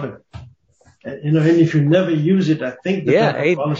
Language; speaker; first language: English; native; English